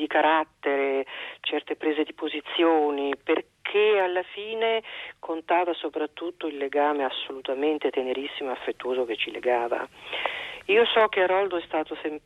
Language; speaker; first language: Italian; native; Italian